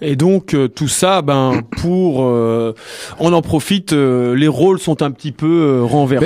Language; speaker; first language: French; native; French